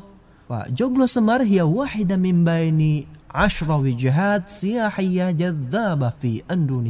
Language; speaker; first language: Arabic; non-native, fluent; Indonesian